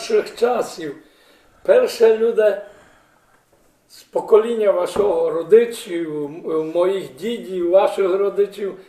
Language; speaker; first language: Polish; non-native, local second language; Rusyn